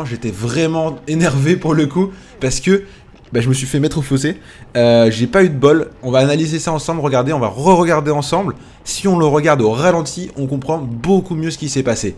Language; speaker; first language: French; native; French